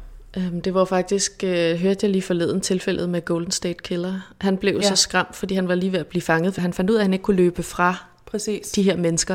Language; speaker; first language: Danish; native; Danish